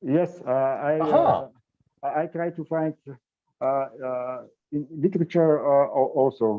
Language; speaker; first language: English; non-native, learner; Bulgarian